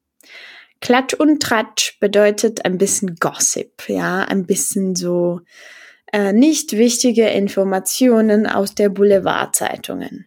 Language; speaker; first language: German; non-native, fluent; Czech